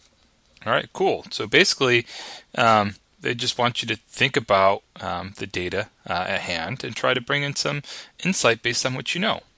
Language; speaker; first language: English; native; English